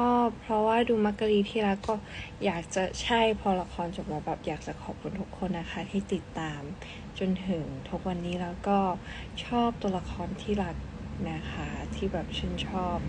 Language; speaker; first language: Thai; early bilingual, other home language; Cantonese